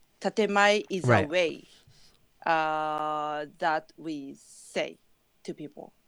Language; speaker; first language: English; non-native, learner; Japanese